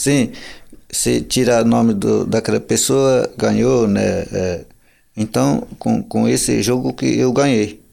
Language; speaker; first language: Portuguese; non-native, local second language; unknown